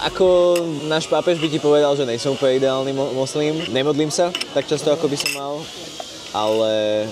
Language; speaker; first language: Slovak; early bilingual, other home language; Arabic